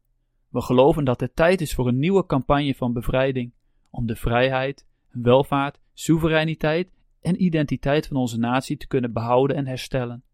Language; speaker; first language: Dutch; native; Dutch